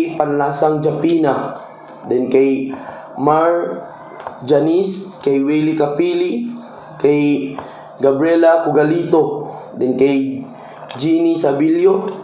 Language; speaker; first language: Filipino; non-native, local second language; Cebuano